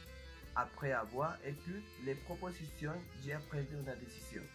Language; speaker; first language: French; non-native, learner; Spanish